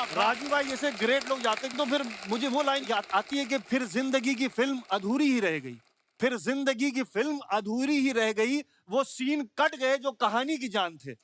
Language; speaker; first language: Hindi; native; Hindi